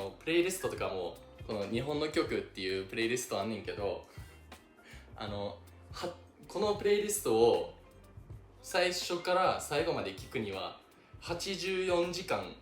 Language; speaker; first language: Japanese; non-native, fluent; English